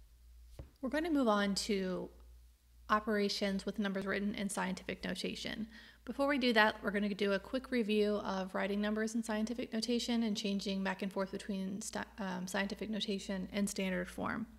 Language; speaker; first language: English; native; English